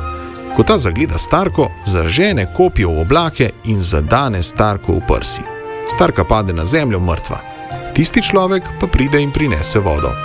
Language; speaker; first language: Slovenian; native; Slovenian